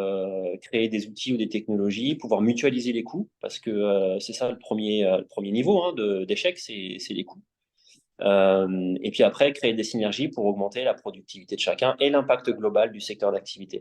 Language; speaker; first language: French; native; French